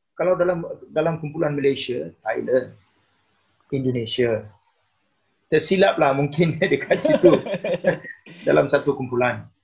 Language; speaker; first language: Malay; non-native, local second language; Tamil